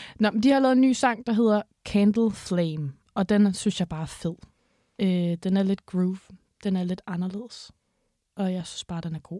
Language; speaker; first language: Danish; native; Danish